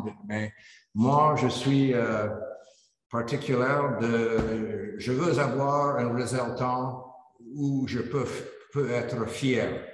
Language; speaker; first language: French; non-native, learner; English